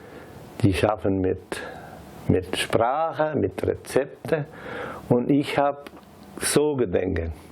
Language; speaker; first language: German; early bilingual, heritage; German